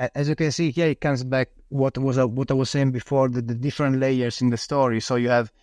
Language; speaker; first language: English; non-native, fluent; Italian